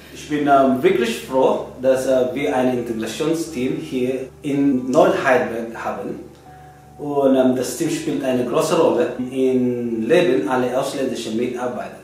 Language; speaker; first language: German; non-native, learner; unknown